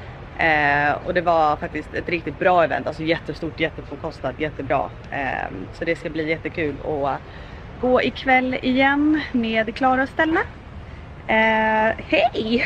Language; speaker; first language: Swedish; native; Swedish